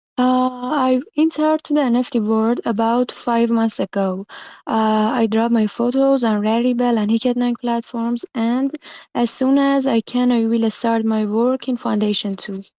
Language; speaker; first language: English; non-native, learner; Persian